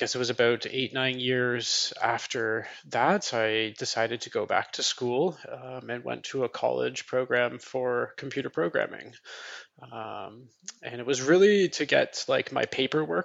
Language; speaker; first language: English; native; English